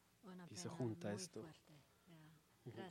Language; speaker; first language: Spanish; early bilingual, heritage; Spanish